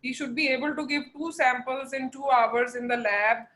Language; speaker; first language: English; non-native, local second language; Punjabi